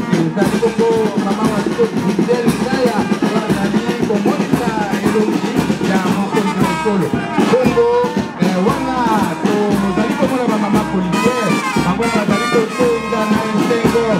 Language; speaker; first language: Lingala; native; Lingala